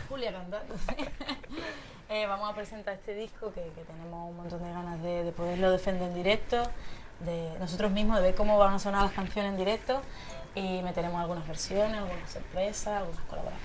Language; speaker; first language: Spanish; native; Spanish